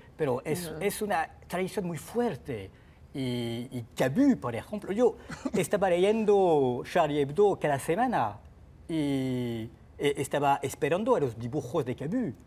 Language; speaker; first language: Spanish; non-native, fluent; French